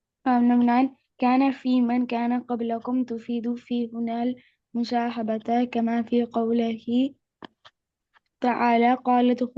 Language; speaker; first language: Arabic; non-native, learner; Urdu